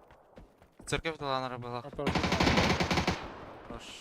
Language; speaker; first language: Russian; non-native, local second language; Yakut